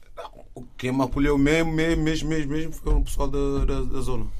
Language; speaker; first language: Portuguese; non-native, fluent; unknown